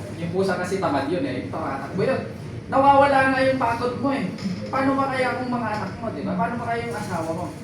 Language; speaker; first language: Filipino; non-native, local second language; Iloko